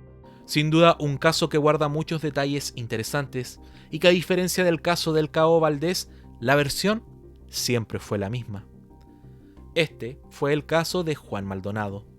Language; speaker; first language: Spanish; native; Spanish